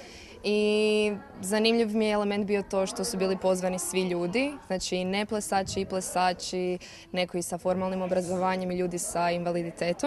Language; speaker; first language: Croatian; native; Croatian